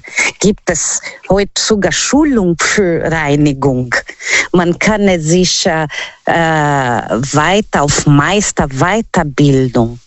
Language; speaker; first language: German; non-native, learner; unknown